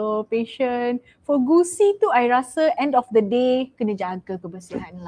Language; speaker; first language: Malay; native; Malay